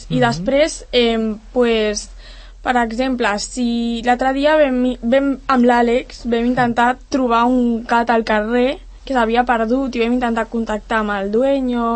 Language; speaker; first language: Catalan; non-native, local second language; Spanish